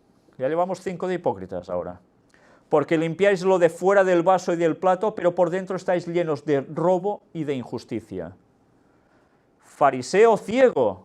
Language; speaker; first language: Spanish; native; Spanish